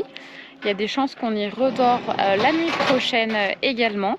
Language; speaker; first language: French; native; French